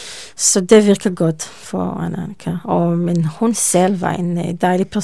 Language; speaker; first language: Danish; non-native, learner; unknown